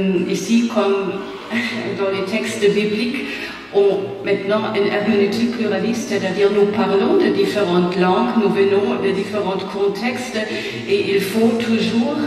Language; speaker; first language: French; non-native, fluent; German